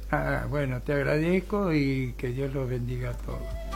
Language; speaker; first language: Spanish; native; Spanish